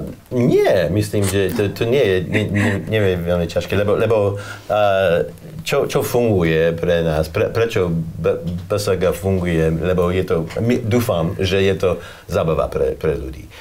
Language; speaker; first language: Slovak; non-native, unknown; English